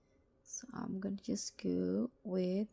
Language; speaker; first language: English; non-native, fluent; Indonesian